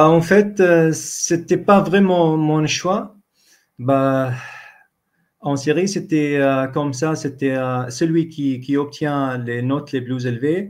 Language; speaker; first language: French; non-native, fluent; Arabic